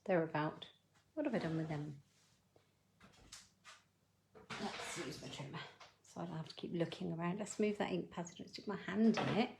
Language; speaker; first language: English; native; English